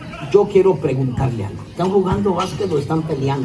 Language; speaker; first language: Spanish; native; Spanish